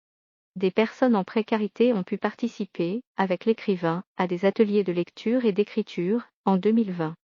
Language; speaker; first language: French; native; French